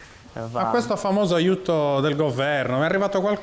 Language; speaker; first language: Italian; native; Italian